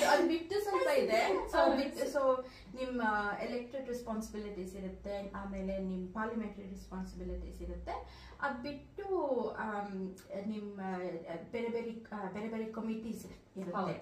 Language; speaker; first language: Kannada; early bilingual, heritage; Kannada